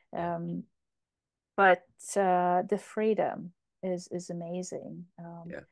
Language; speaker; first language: English; non-native, fluent; Polish